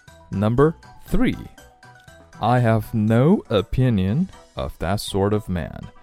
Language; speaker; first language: English; non-native, fluent; Chinese